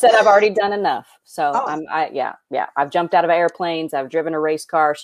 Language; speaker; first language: English; native; English